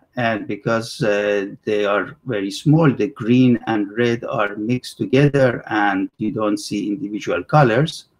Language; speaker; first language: English; non-native, fluent; Persian